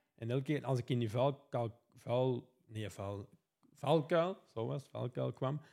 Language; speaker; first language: Dutch; native; Dutch